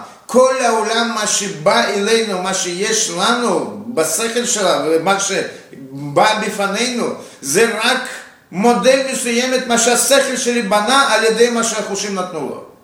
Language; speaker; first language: Hebrew; non-native, fluent; Russian